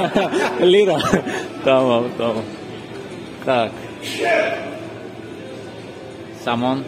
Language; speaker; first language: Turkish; non-native, learner; Russian